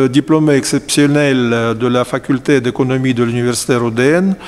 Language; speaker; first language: French; non-native, fluent; Russian